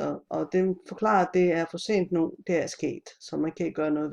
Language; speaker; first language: Danish; non-native, fluent; Italian